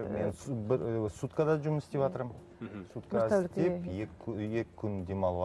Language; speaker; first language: Kazakh; non-native, local second language; Russian